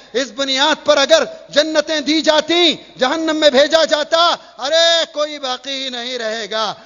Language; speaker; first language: Urdu; native; Urdu